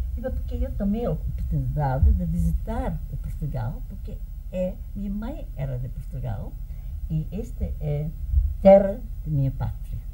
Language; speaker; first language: Portuguese; early bilingual, heritage; English